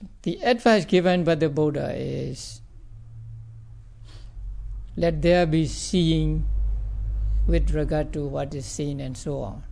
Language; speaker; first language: English; non-native, fluent; Burmese